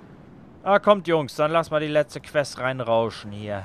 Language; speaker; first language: German; native; German